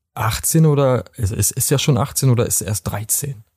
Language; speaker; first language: German; native; German